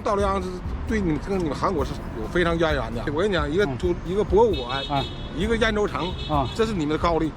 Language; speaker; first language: Chinese; native; Chinese